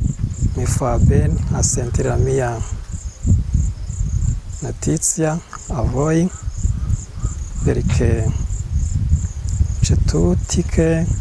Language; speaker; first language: Italian; non-native, learner; Kinyarwanda